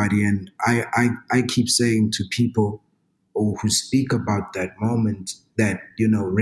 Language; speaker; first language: English; non-native, local second language; Zulu